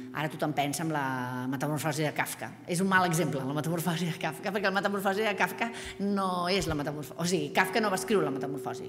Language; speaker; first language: Catalan; native; Catalan